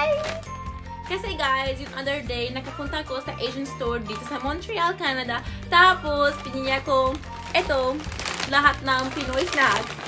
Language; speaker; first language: Filipino; non-native, learner; English